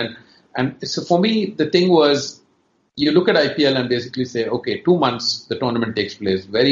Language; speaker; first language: English; non-native, local second language; Kannada